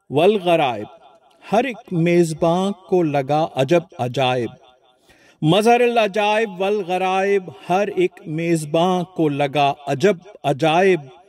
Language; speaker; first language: Urdu; non-native, local second language; Sindhi